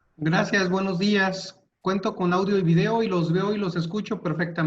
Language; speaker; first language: Spanish; native; Spanish